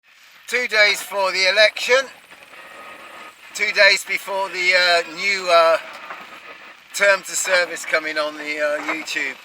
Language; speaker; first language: English; native; English